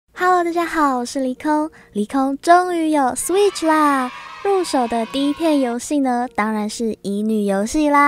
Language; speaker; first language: Chinese; native; Chinese